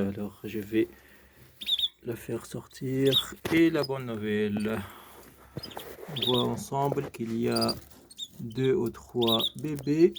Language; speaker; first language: French; non-native, fluent; Arabic